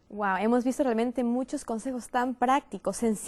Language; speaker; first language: Spanish; native; Spanish